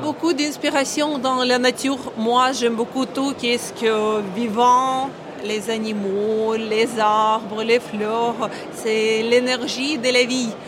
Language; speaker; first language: French; non-native, learner; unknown